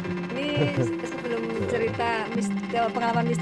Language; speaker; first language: Indonesian; native; Indonesian